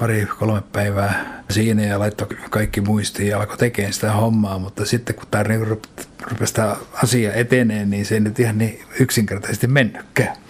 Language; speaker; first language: Finnish; native; Finnish